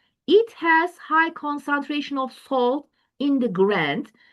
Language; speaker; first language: English; non-native, fluent; Turkish